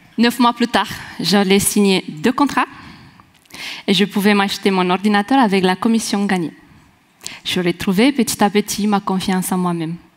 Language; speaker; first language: French; non-native, fluent; Romanian